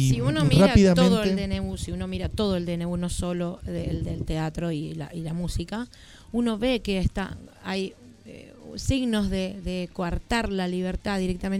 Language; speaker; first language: Spanish; native; Spanish